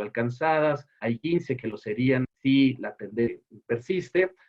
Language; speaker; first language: Spanish; native; Spanish